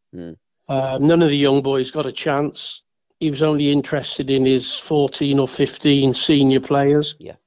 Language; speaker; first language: English; native; English